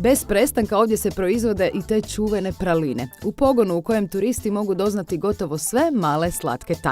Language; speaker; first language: Croatian; native; Croatian